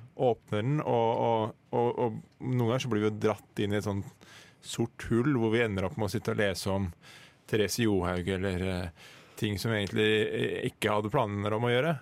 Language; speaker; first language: Norwegian; native; Norwegian